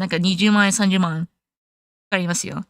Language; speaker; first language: Japanese; non-native, learner; English